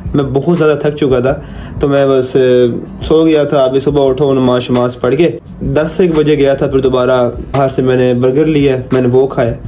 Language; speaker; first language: Urdu; native; Urdu